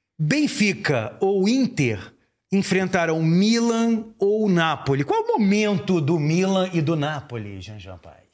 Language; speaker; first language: Portuguese; native; Portuguese